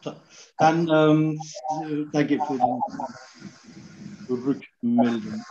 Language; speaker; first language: German; native; German